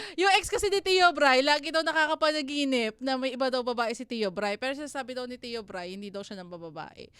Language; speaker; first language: Filipino; native; Filipino